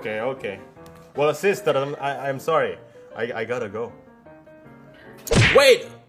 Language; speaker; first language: English; non-native, fluent; Indonesian